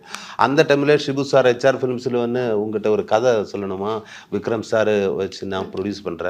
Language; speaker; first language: Tamil; non-native, learner; Malayalam